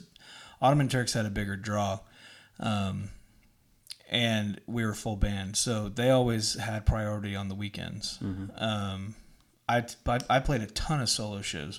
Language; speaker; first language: English; native; English